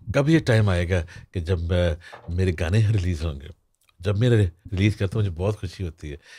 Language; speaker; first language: Urdu; non-native, local second language; Punjabi